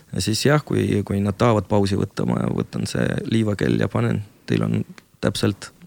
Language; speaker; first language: Estonian; non-native, local second language; Russian